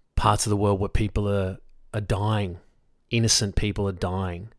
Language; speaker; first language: English; native; English